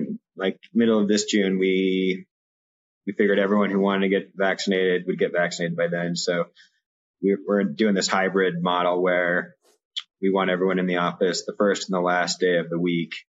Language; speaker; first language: English; native; English